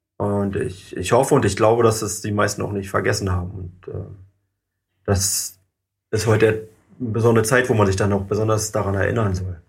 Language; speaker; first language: German; native; German